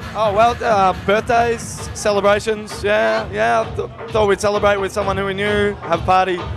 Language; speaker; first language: English; native; English